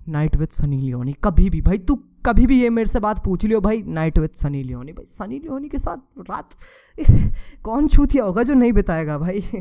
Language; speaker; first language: Hindi; native; Hindi